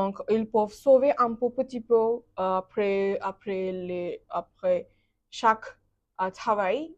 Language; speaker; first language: French; non-native, learner; Bangla